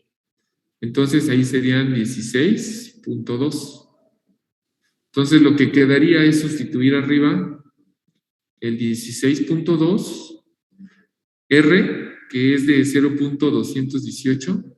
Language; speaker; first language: Spanish; native; Spanish